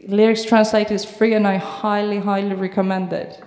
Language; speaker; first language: English; non-native, fluent; Turkish